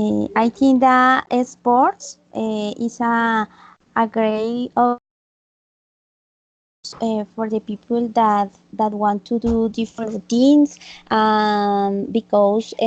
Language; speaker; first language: English; non-native, learner; Spanish